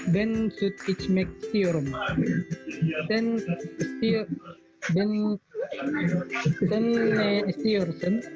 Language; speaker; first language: Turkish; non-native, learner; Indonesian